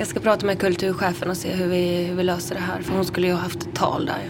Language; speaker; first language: Swedish; native; Swedish